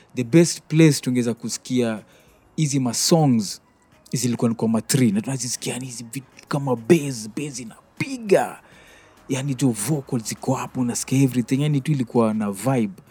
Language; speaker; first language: Swahili; native; Swahili